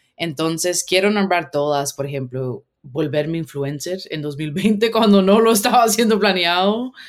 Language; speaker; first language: Spanish; early bilingual, heritage; Spanish